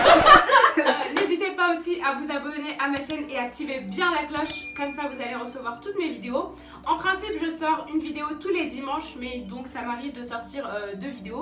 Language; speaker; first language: French; native; French